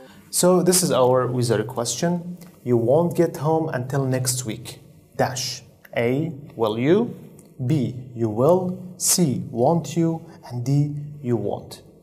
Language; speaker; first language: English; non-native, fluent; Central Kurdish